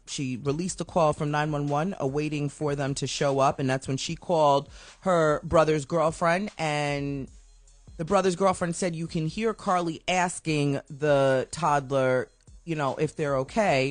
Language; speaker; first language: English; native; English